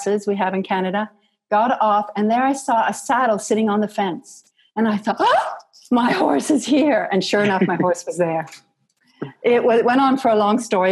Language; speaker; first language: English; native; English